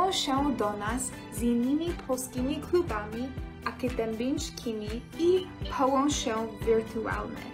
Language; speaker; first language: Polish; early bilingual, heritage; Polish